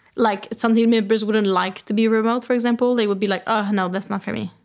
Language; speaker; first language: English; non-native, fluent; French